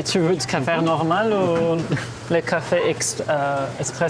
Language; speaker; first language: French; early bilingual, heritage; Portuguese